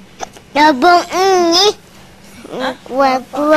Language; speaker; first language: Indonesian; native; Indonesian